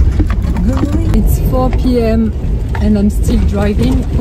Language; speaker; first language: English; non-native, fluent; French